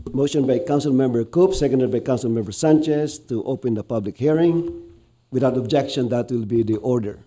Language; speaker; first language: English; non-native, local second language; Filipino